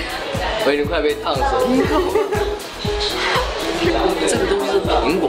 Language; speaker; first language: Chinese; non-native, fluent; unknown